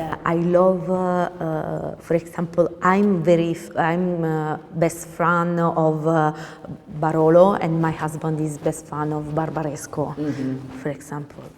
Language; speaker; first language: English; non-native, learner; Italian